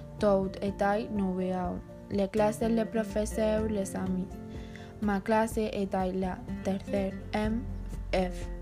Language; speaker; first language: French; non-native, learner; Spanish